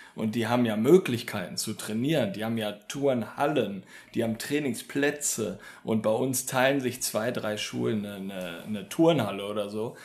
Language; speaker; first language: German; native; German